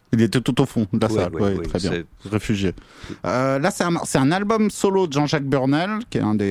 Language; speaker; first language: French; native; French